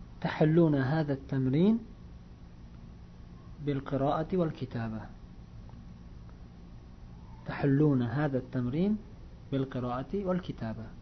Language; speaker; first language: Arabic; non-native, fluent; Uzbek